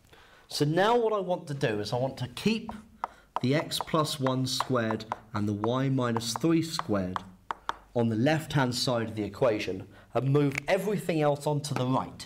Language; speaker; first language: English; native; English